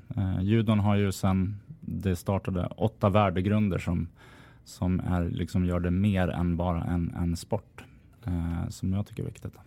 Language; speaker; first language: Swedish; native; Swedish